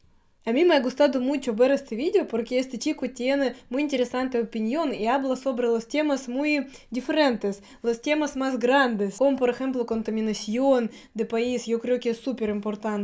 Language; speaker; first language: Spanish; non-native, learner; Russian